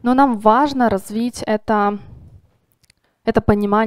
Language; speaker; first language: Russian; native; Russian